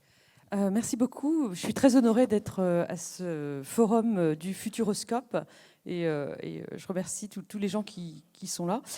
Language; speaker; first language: French; native; French